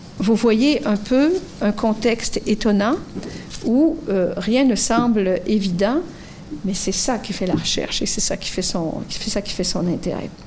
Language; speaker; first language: French; native; French